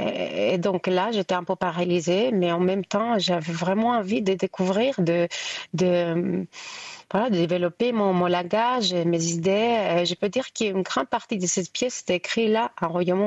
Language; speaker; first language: French; non-native, fluent; Greek